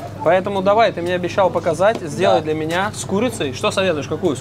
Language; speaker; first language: Russian; native; Russian